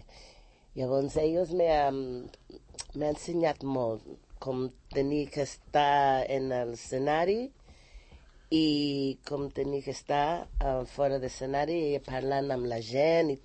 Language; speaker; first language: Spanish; non-native, fluent; English